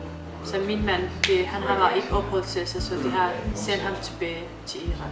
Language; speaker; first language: Danish; non-native, learner; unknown